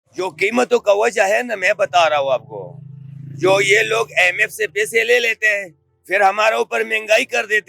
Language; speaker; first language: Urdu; non-native, local second language; Pashto